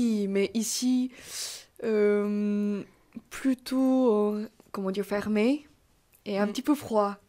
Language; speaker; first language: French; non-native, fluent; Korean